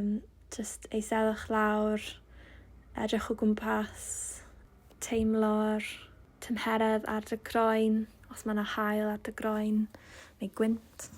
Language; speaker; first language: Welsh; non-native, local second language; English